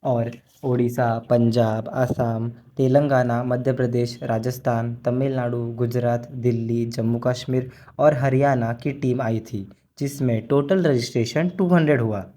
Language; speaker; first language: Hindi; non-native, local second language; Marathi